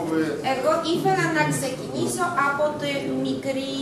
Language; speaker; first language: Greek; non-native, learner; Russian